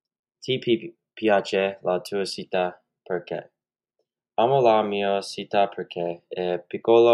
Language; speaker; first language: Italian; non-native, learner; English